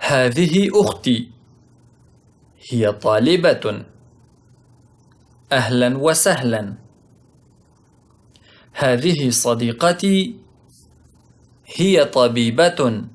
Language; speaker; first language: Arabic; non-native, fluent; Pashto